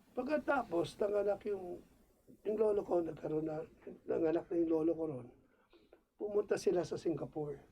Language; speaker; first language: Filipino; non-native, local second language; Cebuano